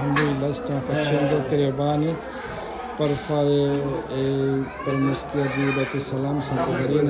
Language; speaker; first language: Italian; non-native, learner; Bangla